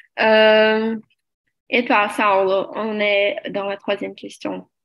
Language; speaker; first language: French; non-native, learner; Portuguese